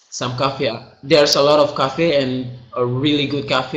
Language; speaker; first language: English; non-native, learner; Indonesian